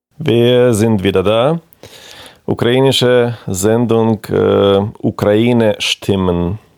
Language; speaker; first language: German; non-native, fluent; Ukrainian